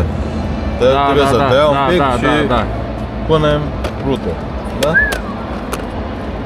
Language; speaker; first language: Romanian; non-native, learner; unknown